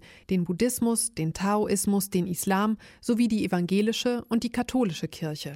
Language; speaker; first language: German; native; German